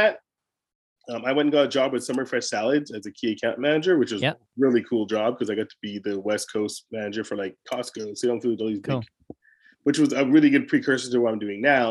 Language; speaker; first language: English; native; English